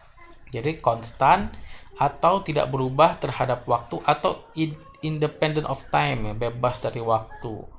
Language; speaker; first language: Indonesian; native; Indonesian